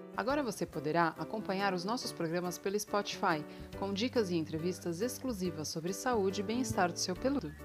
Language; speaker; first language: Portuguese; native; Portuguese